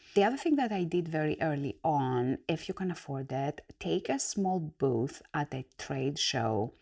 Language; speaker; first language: English; non-native, fluent; Greek